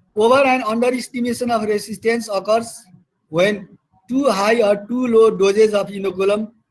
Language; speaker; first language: English; non-native, local second language; Nepali